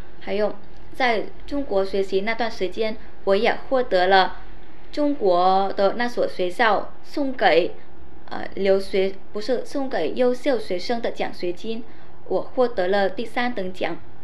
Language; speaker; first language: Chinese; non-native, fluent; Vietnamese